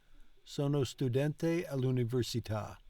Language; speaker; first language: Italian; non-native, learner; English